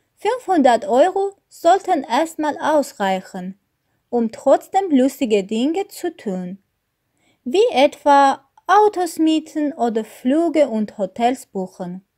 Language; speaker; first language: German; non-native, learner; Armenian